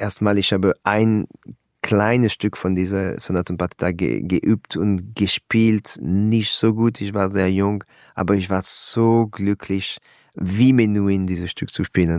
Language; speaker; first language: German; non-native, learner; French